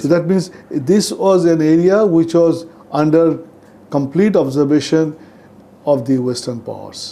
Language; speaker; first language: English; non-native, local second language; Bangla